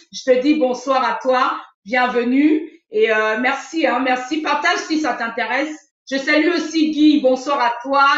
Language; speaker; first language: French; non-native, local second language; Lingala